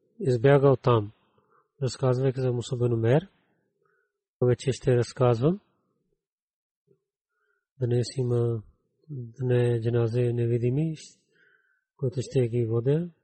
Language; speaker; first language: Bulgarian; non-native, learner; Urdu